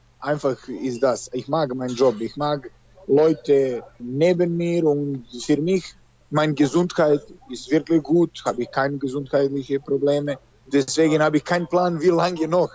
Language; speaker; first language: German; non-native, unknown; Serbian